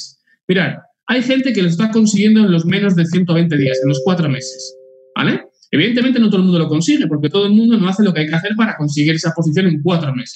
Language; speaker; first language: Spanish; native; Spanish